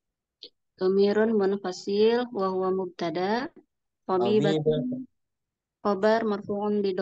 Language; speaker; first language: Arabic; non-native, learner; Indonesian